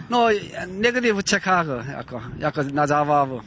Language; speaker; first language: Czech; non-native, learner; Korean